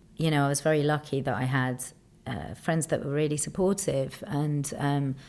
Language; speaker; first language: English; native; English